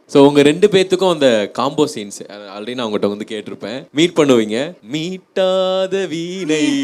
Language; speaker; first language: Tamil; native; Tamil